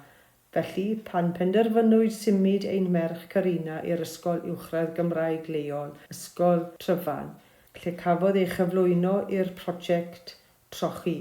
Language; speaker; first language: Welsh; non-native, fluent; German